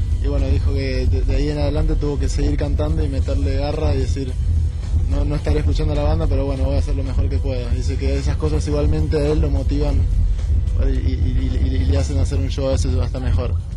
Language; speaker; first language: Spanish; native; Spanish